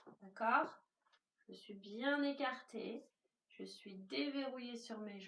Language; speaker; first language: French; native; French